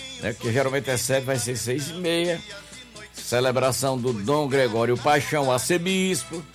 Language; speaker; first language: Portuguese; native; Portuguese